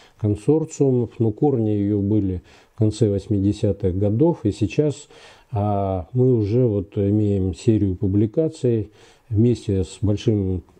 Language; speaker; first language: Russian; native; Russian